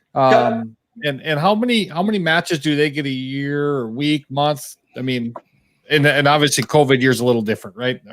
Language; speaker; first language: English; native; English